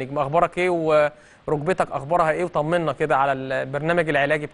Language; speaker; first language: Arabic; native; Arabic